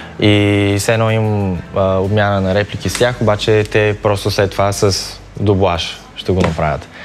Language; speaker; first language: Bulgarian; early bilingual, other home language; Chinese